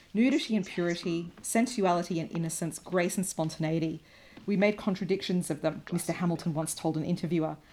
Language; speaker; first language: English; native; English